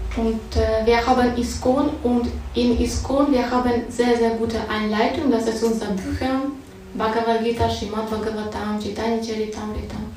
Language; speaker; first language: German; non-native, fluent; Russian